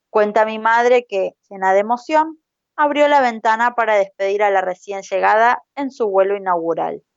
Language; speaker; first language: Spanish; native; Spanish